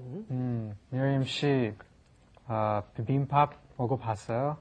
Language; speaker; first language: Korean; non-native, learner; English